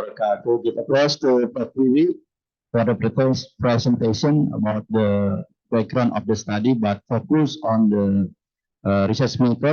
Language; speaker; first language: English; non-native, fluent; Indonesian